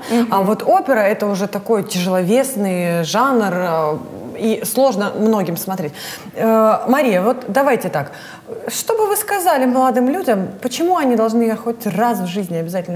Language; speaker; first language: Russian; native; Russian